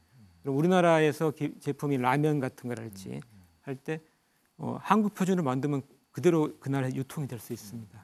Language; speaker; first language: Korean; native; Korean